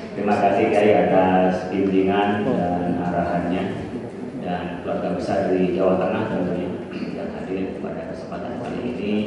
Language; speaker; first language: Indonesian; non-native, local second language; Madurese